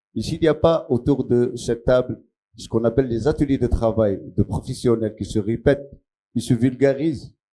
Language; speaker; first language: French; non-native, local second language; Arabic